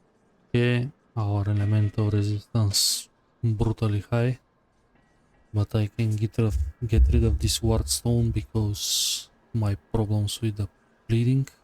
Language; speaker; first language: English; non-native, fluent; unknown